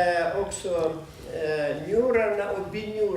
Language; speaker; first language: Swedish; non-native, fluent; Russian